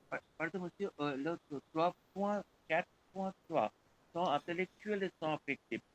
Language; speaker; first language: French; non-native, learner; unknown